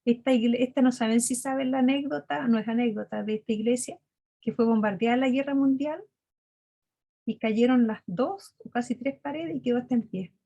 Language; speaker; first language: Spanish; native; Spanish